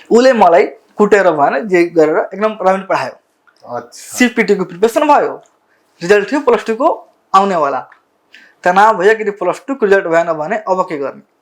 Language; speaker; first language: Nepali; non-native, local second language; Bhojpuri